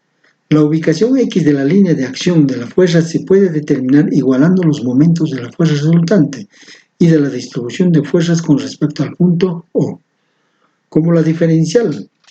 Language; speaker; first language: Spanish; native; Spanish